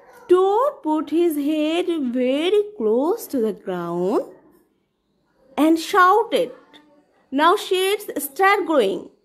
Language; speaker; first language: English; non-native, local second language; Bangla